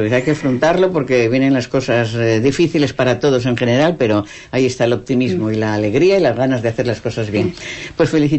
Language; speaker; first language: Spanish; native; Spanish